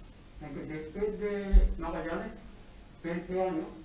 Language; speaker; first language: Spanish; non-native, learner; Japanese